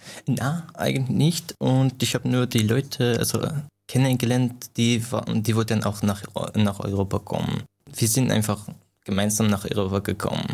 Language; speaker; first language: German; non-native, fluent; Persian